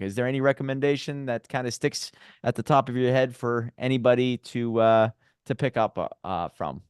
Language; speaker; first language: English; native; English